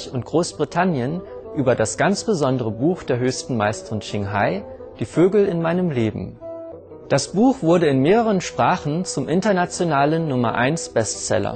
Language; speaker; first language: German; native; German